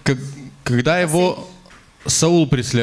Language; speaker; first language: Russian; native; Russian